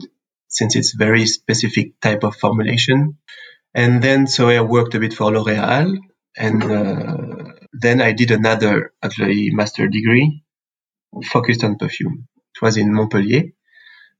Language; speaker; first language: English; non-native, fluent; French